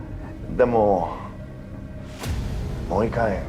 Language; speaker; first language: Japanese; non-native, fluent; English